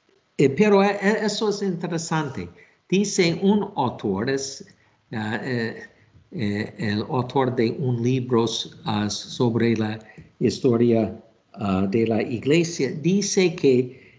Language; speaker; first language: Spanish; non-native, fluent; English